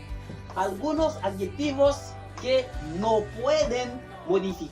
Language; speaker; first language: Spanish; non-native, fluent; Haitian Creole